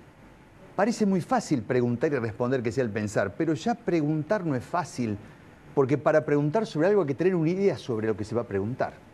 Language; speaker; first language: Spanish; native; Spanish